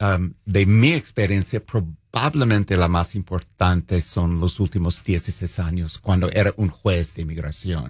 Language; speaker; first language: Spanish; non-native, fluent; English